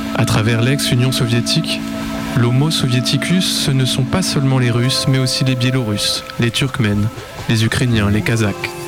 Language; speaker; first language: French; native; French